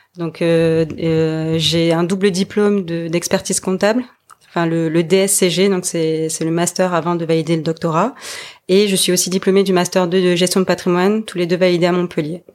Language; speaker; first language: French; native; French